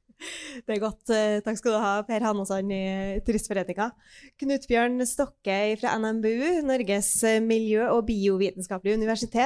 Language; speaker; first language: Norwegian; native; Norwegian